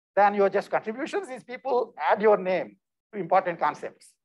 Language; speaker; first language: English; non-native, local second language; Telugu